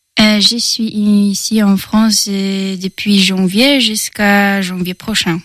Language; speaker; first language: French; non-native, fluent; Polish